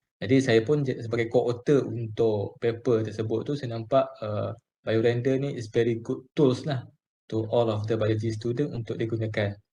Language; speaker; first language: Malay; native; Malay